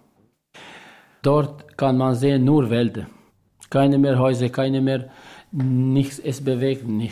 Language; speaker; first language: German; non-native, learner; Albanian